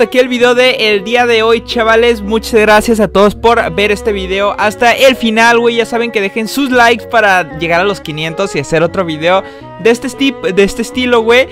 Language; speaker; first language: Spanish; native; Spanish